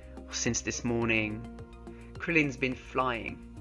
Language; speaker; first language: English; non-native, fluent; French